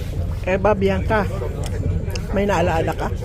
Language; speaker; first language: Filipino; native; Filipino